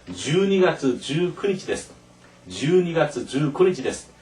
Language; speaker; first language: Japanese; non-native, fluent; Korean